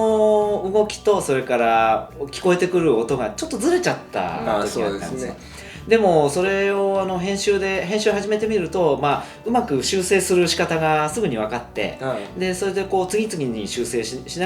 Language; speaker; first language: Japanese; native; Japanese